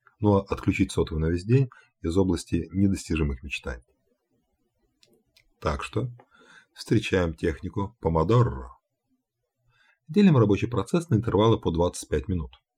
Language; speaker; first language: Russian; native; Russian